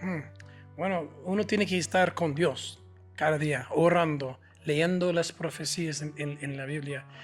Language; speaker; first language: Spanish; non-native, fluent; English